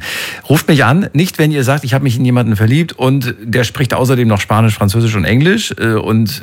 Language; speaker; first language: German; native; German